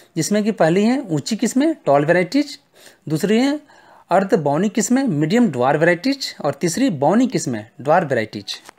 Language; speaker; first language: Hindi; native; Hindi